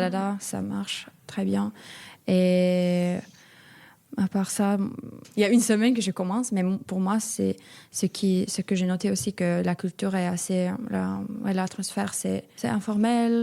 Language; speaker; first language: French; non-native, fluent; Finnish